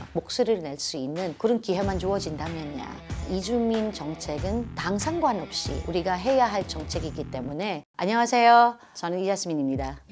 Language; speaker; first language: Korean; non-native, fluent; Filipino